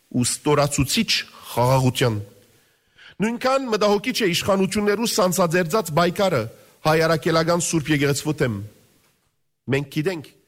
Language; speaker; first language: Armenian; native; Armenian